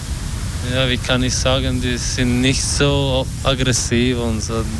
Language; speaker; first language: German; non-native, learner; Albanian